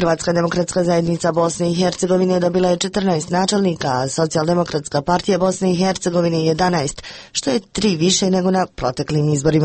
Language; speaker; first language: Croatian; native; Croatian